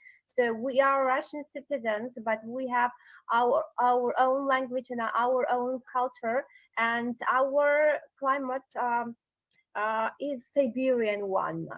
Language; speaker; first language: English; non-native, learner; Yakut